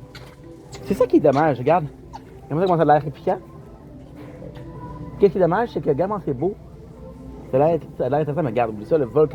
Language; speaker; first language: French; native; French